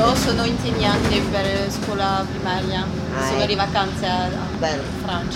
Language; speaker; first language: Italian; non-native, learner; French